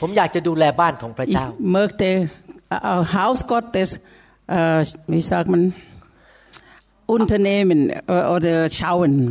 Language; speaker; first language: German; non-native, learner; Thai